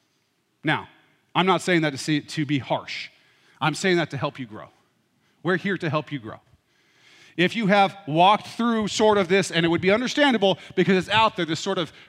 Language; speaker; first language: English; native; English